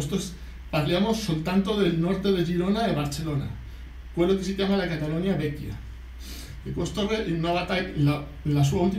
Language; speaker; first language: Italian; non-native, fluent; Catalan